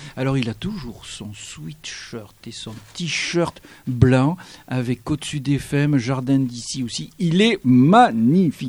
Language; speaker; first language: French; native; French